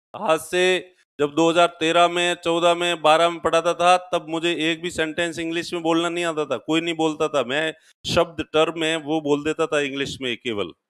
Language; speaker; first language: Hindi; non-native, local second language; Marwari